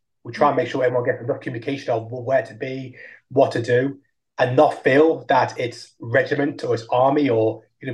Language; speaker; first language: English; native; English